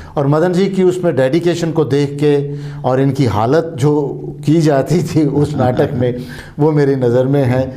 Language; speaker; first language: Hindi; non-native, local second language; Kashmiri